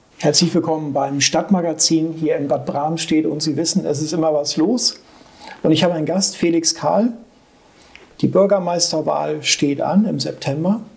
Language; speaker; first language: German; native; German